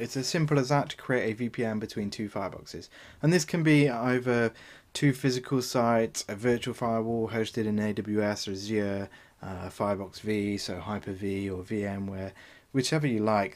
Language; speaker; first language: English; native; English